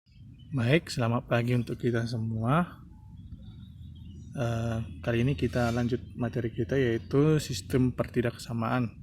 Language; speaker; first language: Indonesian; native; Indonesian